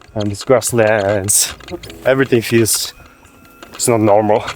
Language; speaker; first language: English; non-native, fluent; Mongolian